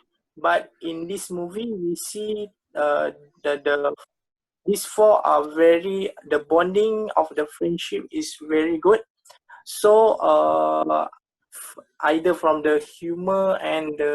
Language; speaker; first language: English; non-native, local second language; Malay